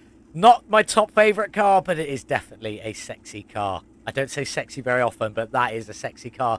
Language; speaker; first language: English; native; English